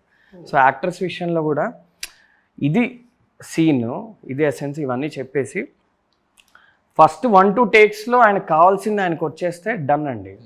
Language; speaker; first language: Telugu; native; Telugu